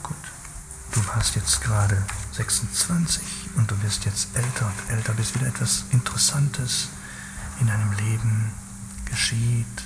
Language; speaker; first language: German; native; German